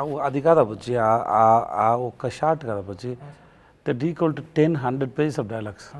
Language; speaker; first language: Telugu; non-native, local second language; Tamil